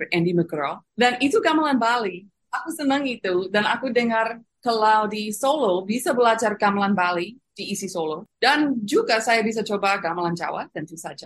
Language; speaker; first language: Indonesian; non-native, fluent; English